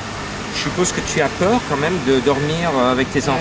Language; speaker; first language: French; native; French